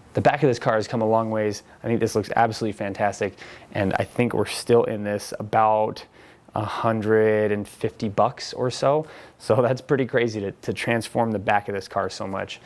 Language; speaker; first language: English; native; English